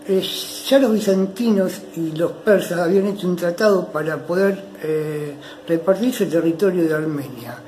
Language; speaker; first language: Spanish; native; Spanish